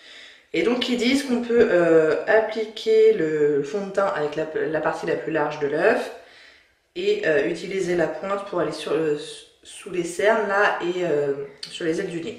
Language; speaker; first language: French; native; French